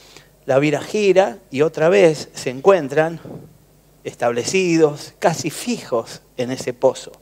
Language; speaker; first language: Spanish; native; Spanish